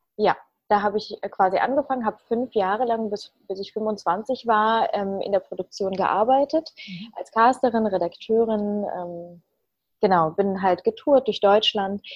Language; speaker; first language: German; early bilingual, other home language; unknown